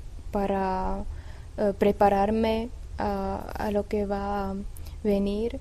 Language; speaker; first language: Spanish; non-native, fluent; Czech